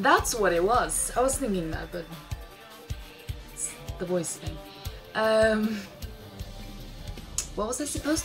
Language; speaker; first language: English; non-native, fluent; Swedish